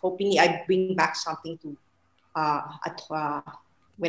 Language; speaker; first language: English; non-native, local second language; Filipino